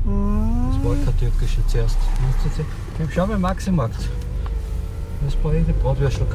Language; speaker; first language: German; native; German